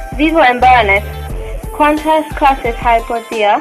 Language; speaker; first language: Spanish; non-native, learner; English